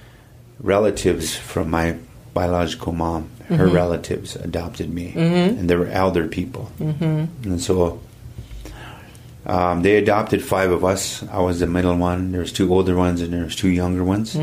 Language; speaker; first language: English; native; English